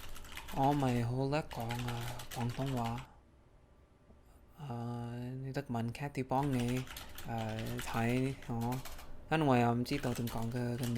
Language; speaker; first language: Cantonese; early bilingual, heritage; Cantonese